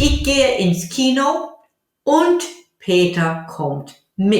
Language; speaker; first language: German; non-native, fluent; English